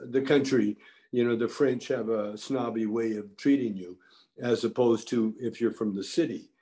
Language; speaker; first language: English; native; English